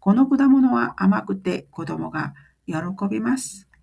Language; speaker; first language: Japanese; non-native, fluent; Korean